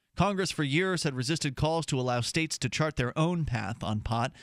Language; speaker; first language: English; native; English